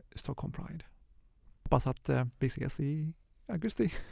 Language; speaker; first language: Swedish; early bilingual, other home language; Arabic